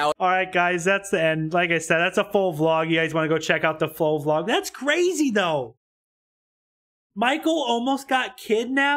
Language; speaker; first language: English; native; English